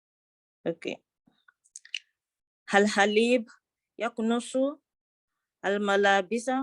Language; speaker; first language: Arabic; non-native, learner; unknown